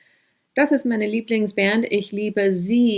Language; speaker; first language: German; non-native, fluent; English